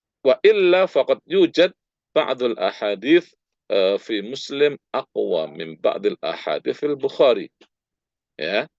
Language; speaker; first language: Arabic; non-native, fluent; Indonesian